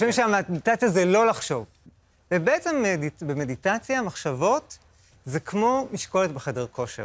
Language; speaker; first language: Hebrew; native; Hebrew